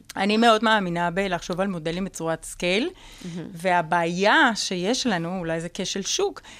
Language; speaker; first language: Hebrew; non-native, fluent; Spanish